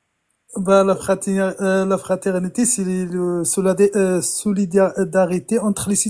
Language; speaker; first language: French; non-native, fluent; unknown